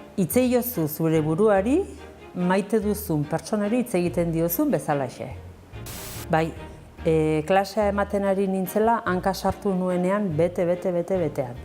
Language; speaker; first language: Basque; native; Basque